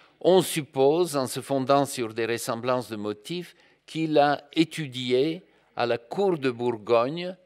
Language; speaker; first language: French; non-native, fluent; Bulgarian